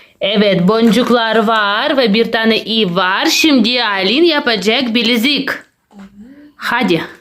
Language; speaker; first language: Turkish; non-native, learner; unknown